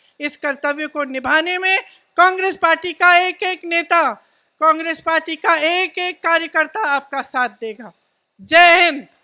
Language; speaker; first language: Hindi; native; Hindi